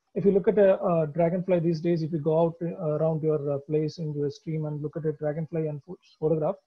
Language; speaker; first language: English; non-native, local second language; Malayalam